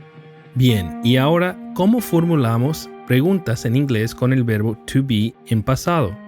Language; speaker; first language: Spanish; non-native, fluent; English